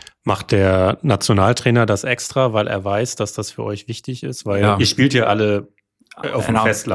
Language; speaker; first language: German; native; German